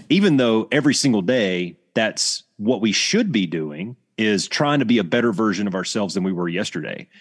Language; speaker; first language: English; native; English